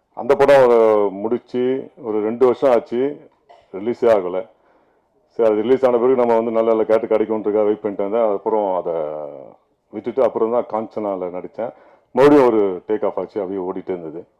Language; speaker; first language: Tamil; native; Tamil